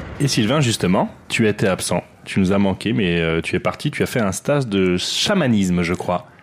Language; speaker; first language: French; native; French